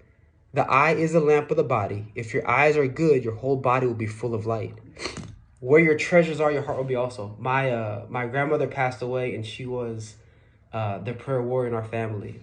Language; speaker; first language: English; native; English